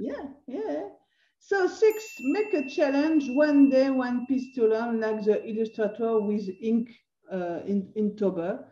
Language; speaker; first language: English; non-native, learner; French